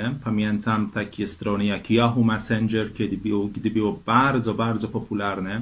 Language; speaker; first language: Polish; non-native, fluent; Persian